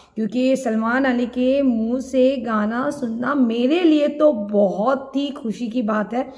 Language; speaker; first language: Hindi; non-native, local second language; Assamese